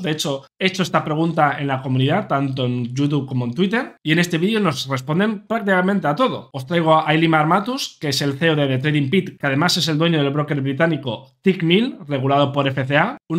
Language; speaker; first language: Spanish; native; Spanish